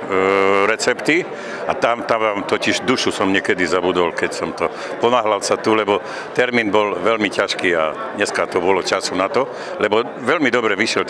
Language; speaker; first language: Slovak; native; Slovak